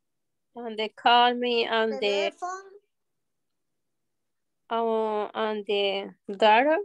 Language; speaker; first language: English; non-native, learner; Spanish